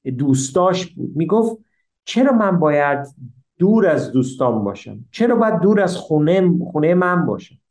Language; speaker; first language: Persian; early bilingual, heritage; English